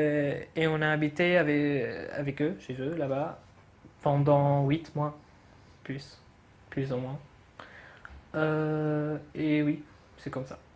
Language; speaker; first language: French; non-native, fluent; Arabic